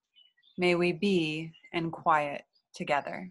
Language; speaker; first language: English; native; English